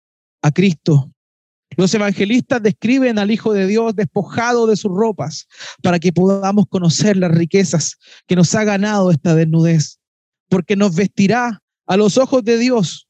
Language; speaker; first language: Spanish; native; Spanish